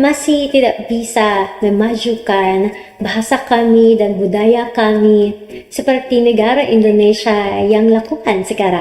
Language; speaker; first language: Indonesian; non-native, learner; Filipino